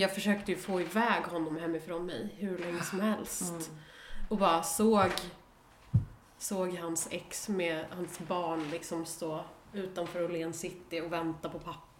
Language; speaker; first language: Swedish; native; Swedish